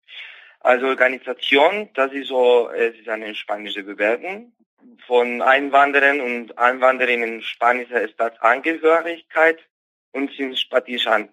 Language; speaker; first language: German; non-native, fluent; Spanish